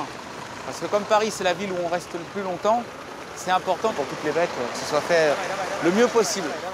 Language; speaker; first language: French; native; French